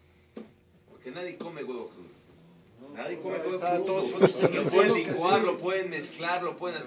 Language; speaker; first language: Spanish; native; Spanish